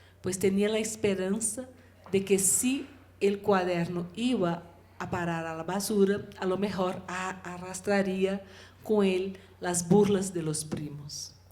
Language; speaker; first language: Spanish; non-native, learner; Portuguese